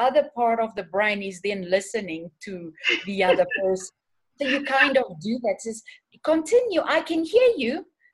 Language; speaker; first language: English; non-native, fluent; Portuguese